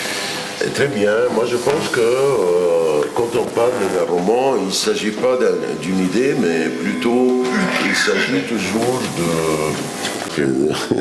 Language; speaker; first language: French; non-native, fluent; Arabic